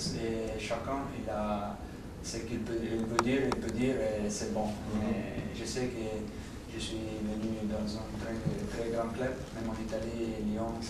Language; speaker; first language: French; non-native, fluent; Italian